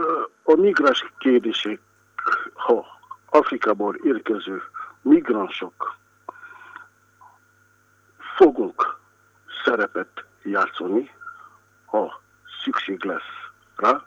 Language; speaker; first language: Hungarian; non-native, fluent; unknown